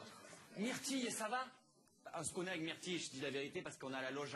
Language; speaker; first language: French; native; French